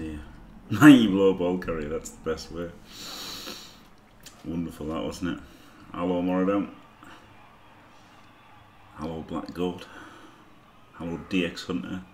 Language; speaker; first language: English; native; English